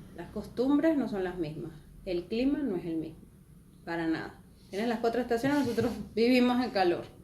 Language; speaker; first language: Spanish; native; Spanish